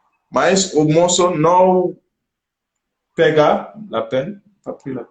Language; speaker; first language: Portuguese; non-native, local second language; French